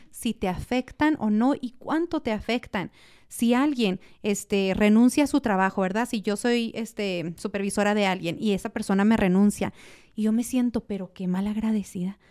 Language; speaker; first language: Spanish; native; Spanish